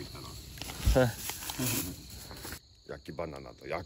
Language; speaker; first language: Japanese; native; Japanese